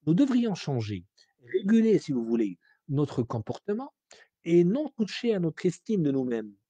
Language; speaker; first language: French; non-native, local second language; Arabic